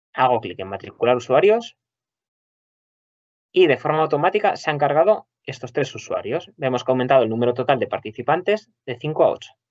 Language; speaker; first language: Spanish; native; Spanish